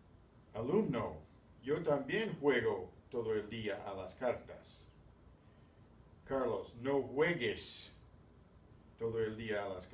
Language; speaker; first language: Spanish; non-native, fluent; English